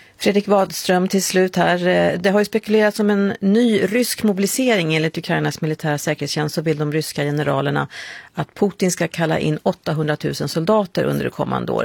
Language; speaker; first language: Swedish; native; Swedish